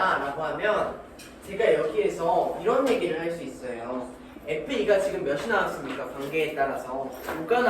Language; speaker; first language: Korean; native; Korean